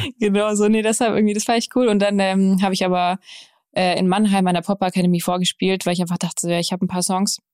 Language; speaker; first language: German; native; German